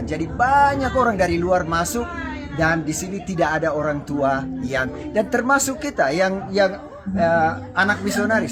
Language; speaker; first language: Indonesian; non-native, local second language; English